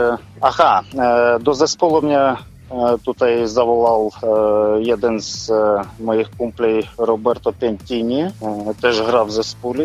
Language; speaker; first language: Polish; non-native, learner; Ukrainian